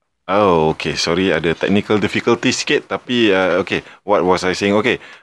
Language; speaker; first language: English; non-native, local second language; Malay